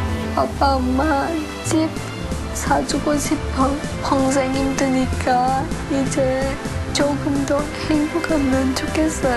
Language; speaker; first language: Korean; non-native, learner; Vietnamese